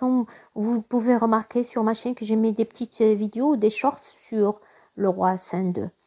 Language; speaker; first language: French; non-native, local second language; Arabic